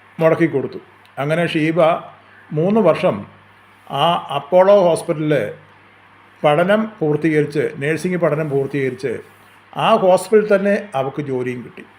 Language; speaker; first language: Malayalam; native; Malayalam